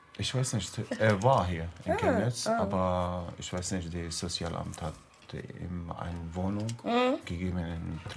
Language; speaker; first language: German; non-native, learner; Arabic